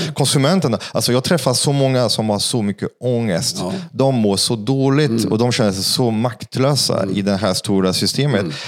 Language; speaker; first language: Swedish; non-native, fluent; French